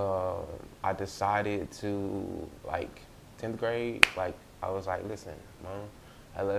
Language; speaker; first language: English; native; English